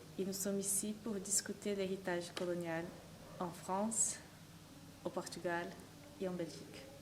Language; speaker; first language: French; non-native, fluent; Portuguese